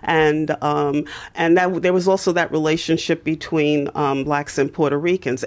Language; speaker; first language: English; native; English